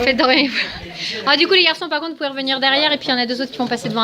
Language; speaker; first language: French; native; French